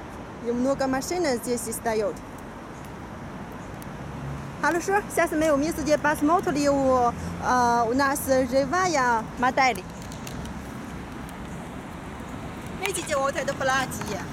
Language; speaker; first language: Russian; non-native, learner; Chinese